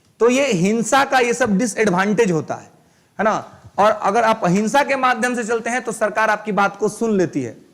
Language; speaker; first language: Hindi; native; Hindi